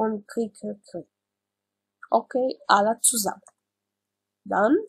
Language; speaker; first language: German; non-native, learner; Arabic